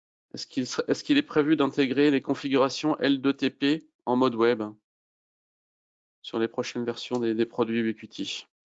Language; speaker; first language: French; native; French